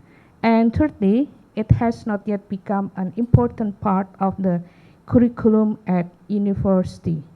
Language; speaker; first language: English; non-native, learner; Indonesian